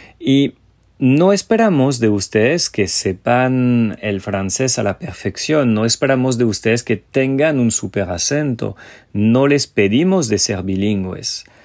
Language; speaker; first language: Spanish; non-native, fluent; French